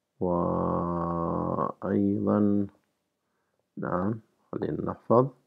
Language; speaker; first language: Arabic; native; Arabic